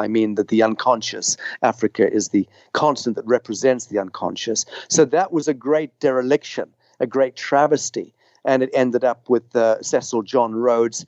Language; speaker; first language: English; native; English